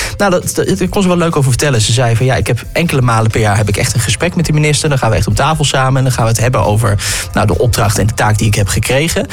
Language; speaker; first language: Dutch; native; Dutch